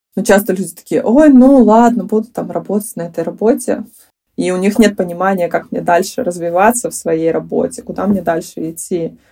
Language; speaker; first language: Russian; native; Russian